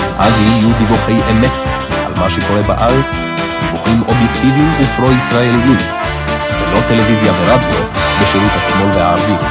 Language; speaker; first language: Hebrew; native; Hebrew